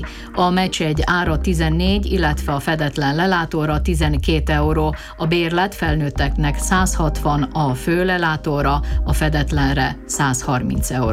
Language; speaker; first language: Hungarian; native; Hungarian